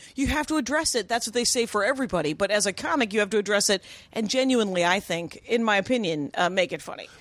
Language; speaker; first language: English; native; English